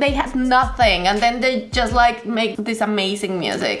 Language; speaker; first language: English; non-native, fluent; Spanish